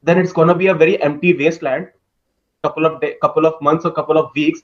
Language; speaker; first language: English; non-native, local second language; Hindi